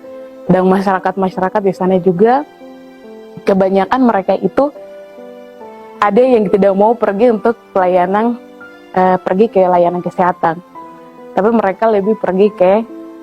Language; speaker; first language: Indonesian; non-native, local second language; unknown